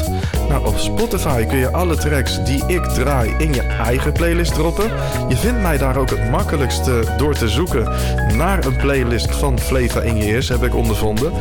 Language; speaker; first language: Dutch; native; Dutch